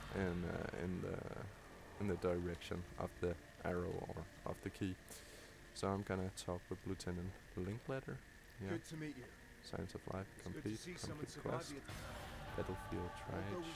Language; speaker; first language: English; non-native, fluent; Danish